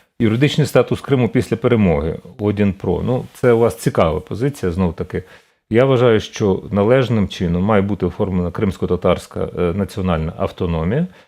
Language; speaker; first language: Ukrainian; native; Ukrainian